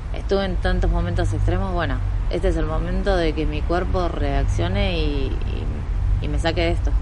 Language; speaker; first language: Spanish; native; Spanish